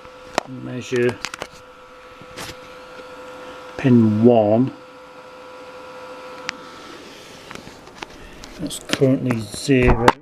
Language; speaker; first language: English; native; English